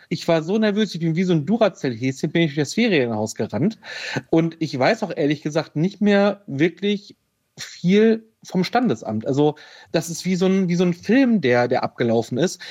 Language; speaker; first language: German; native; German